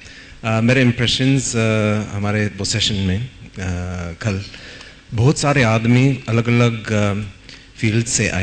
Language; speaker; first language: Hindi; non-native, learner; English